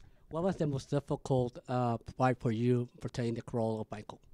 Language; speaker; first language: English; non-native, fluent; Spanish